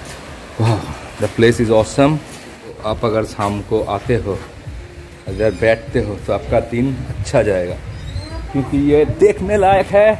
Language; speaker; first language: Hindi; non-native, local second language; Bangla